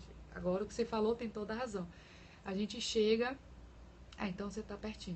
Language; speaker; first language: Portuguese; native; Portuguese